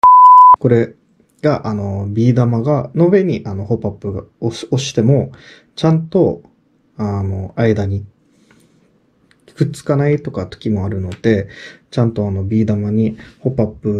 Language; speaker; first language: Japanese; non-native, fluent; English